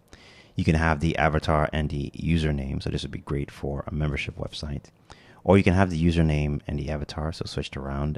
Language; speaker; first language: English; native; English